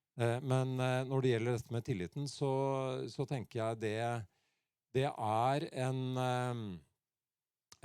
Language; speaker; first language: Norwegian; native; Norwegian